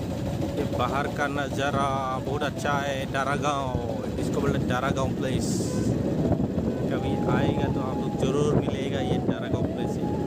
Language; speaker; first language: Hindi; non-native, local second language; Bodo